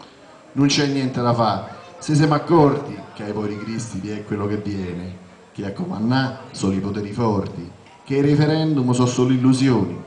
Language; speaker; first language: Italian; native; Italian